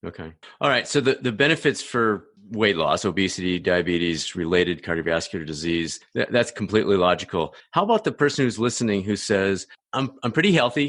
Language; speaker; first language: English; native; English